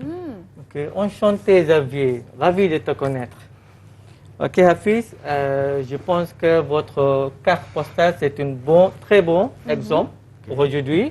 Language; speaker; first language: French; non-native, fluent; Malay